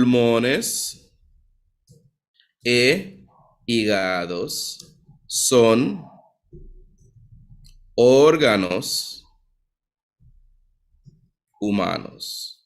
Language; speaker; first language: Spanish; non-native, fluent; English